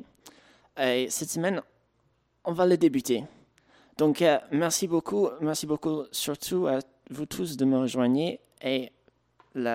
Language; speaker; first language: French; native; French